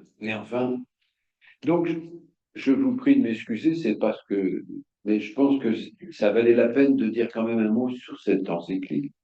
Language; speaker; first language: French; native; French